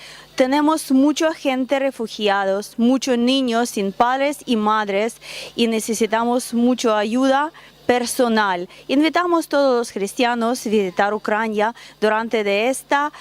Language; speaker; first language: Spanish; non-native, learner; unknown